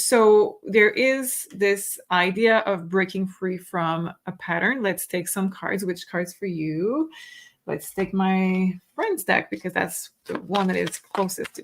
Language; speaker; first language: English; non-native, fluent; French